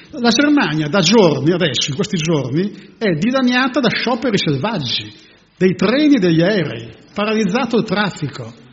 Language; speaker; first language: Italian; native; Italian